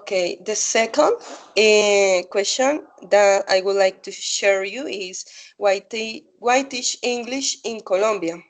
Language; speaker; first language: English; non-native, learner; Spanish